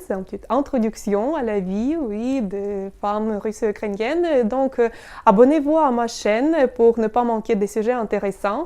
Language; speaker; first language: French; non-native, fluent; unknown